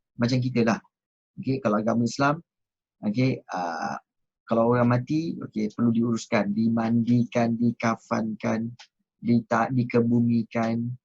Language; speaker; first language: Malay; native; Malay